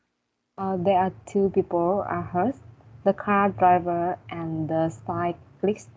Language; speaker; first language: English; non-native, learner; Vietnamese